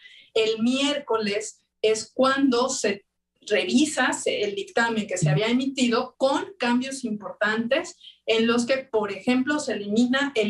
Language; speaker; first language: Spanish; native; Spanish